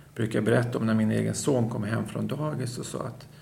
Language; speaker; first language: Swedish; native; Swedish